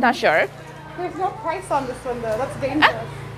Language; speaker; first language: English; native; English